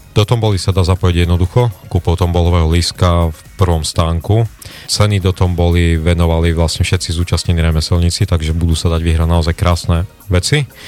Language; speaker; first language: Slovak; native; Slovak